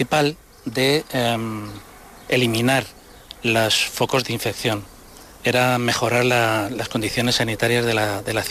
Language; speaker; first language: Spanish; native; Spanish